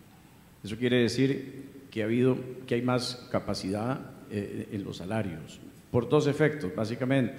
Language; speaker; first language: Spanish; native; Spanish